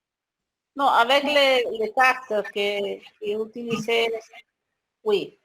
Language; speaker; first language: French; non-native, learner; Spanish